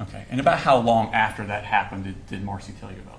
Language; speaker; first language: English; native; English